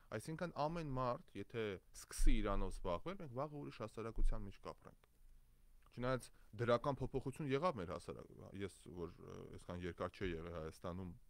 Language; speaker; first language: Armenian; native; Armenian